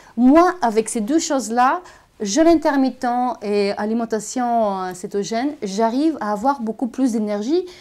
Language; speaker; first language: French; non-native, fluent; Bulgarian